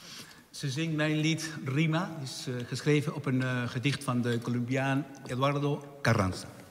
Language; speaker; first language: Dutch; non-native, fluent; Spanish